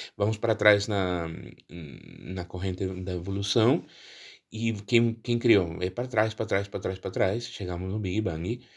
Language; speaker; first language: Portuguese; non-native, fluent; Spanish